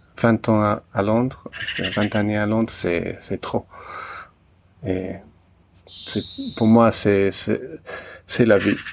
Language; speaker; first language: French; non-native, learner; English